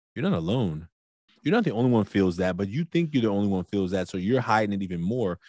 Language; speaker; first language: English; native; English